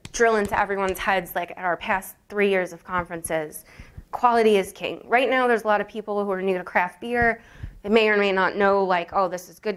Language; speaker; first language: English; native; English